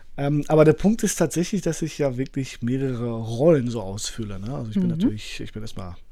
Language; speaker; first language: German; early bilingual, other home language; Polish